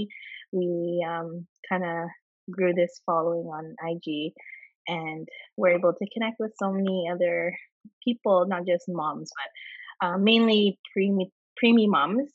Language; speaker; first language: English; native; English